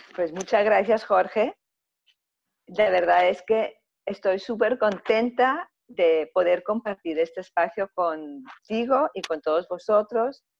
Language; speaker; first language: Spanish; non-native, fluent; Greek